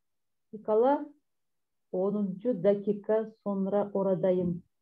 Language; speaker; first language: Turkish; non-native, learner; Kyrgyz